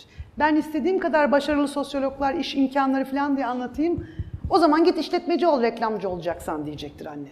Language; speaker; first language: Turkish; native; Turkish